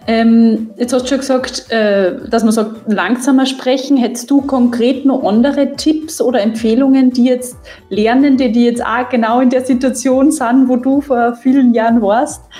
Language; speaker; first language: German; native; German